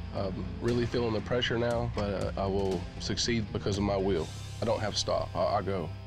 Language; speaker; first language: English; native; English